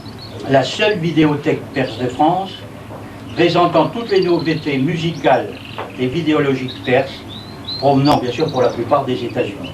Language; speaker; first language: French; native; French